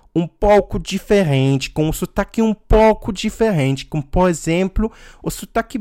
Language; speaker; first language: Spanish; non-native, fluent; Polish